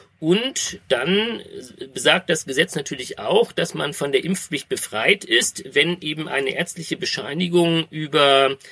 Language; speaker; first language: German; native; German